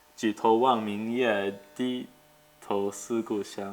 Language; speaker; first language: Chinese; early bilingual, other home language; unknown